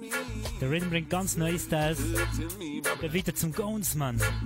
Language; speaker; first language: German; native; German